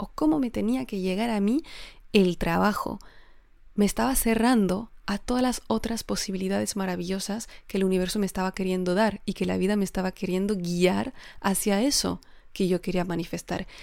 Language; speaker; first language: Spanish; non-native, fluent; French